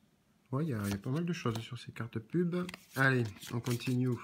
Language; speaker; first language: French; native; French